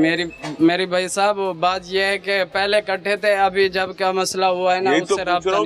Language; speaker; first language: Hindi; non-native, local second language; Saraiki